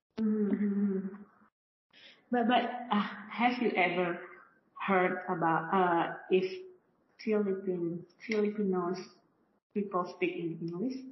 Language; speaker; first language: English; non-native, learner; Indonesian